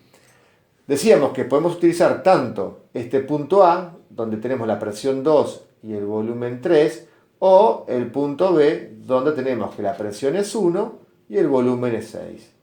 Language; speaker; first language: Spanish; native; Spanish